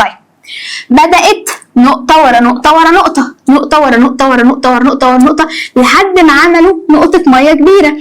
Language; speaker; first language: Arabic; native; Arabic